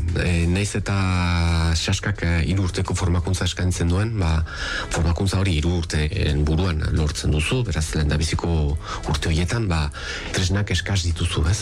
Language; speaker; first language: Basque; native; Basque